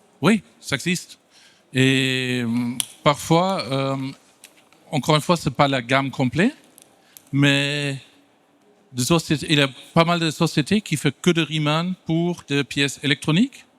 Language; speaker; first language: French; non-native, fluent; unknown